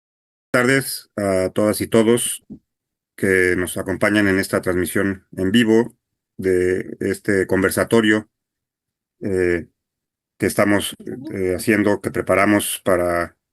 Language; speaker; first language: Spanish; native; Spanish